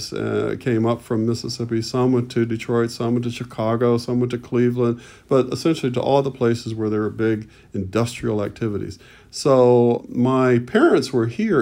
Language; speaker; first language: English; native; English